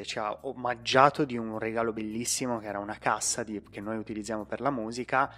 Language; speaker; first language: Italian; native; Italian